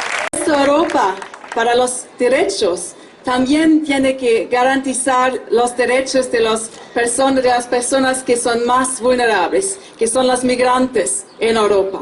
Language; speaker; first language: Spanish; non-native, fluent; German